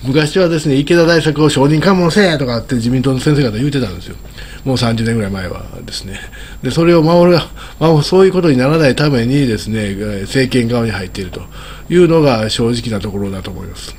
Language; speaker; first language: Japanese; native; Japanese